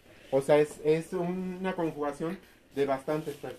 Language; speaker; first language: Spanish; native; Spanish